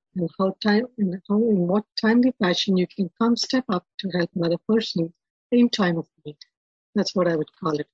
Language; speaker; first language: English; non-native, local second language; Telugu